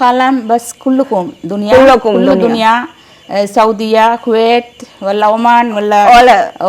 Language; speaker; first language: Arabic; non-native, learner; Sinhala